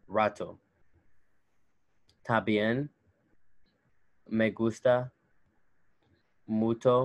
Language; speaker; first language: Spanish; non-native, learner; English